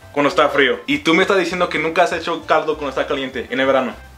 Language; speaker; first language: Spanish; early bilingual, heritage; Spanish